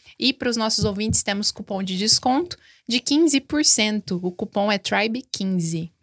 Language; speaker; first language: Portuguese; native; Portuguese